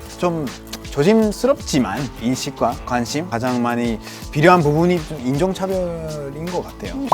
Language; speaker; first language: Korean; non-native, fluent; Spanish